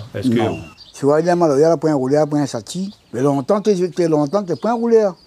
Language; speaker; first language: French; non-native, local second language; Réunion Creole French